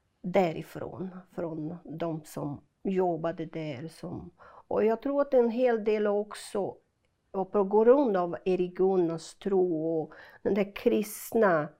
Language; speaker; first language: Swedish; non-native, fluent; Portuguese